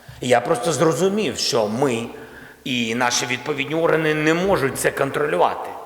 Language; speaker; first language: Ukrainian; non-native, local second language; Russian